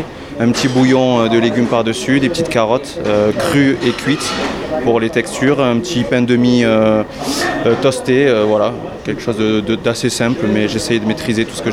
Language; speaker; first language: French; native; French